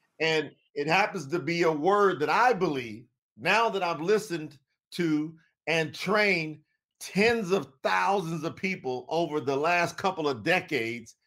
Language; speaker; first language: English; native; English